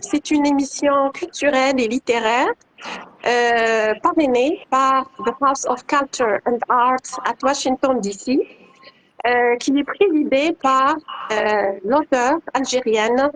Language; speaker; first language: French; non-native, local second language; Arabic